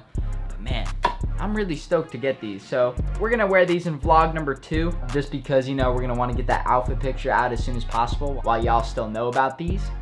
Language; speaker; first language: English; native; English